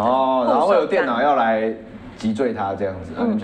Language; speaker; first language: Chinese; native; Chinese